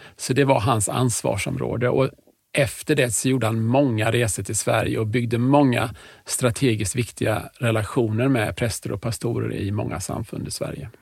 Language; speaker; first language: Swedish; native; Swedish